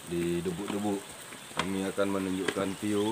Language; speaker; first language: Indonesian; native; Indonesian